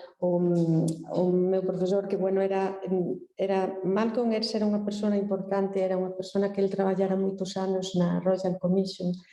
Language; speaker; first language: Galician; native; Galician